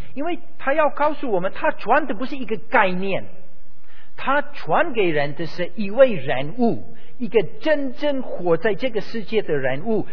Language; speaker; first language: Chinese; non-native, fluent; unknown